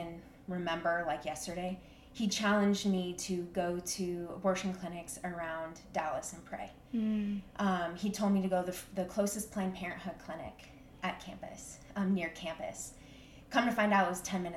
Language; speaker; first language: English; native; English